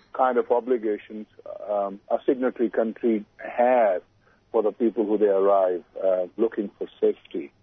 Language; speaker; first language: English; non-native, local second language; Urdu